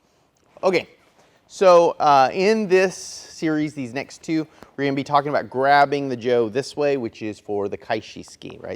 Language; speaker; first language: English; native; English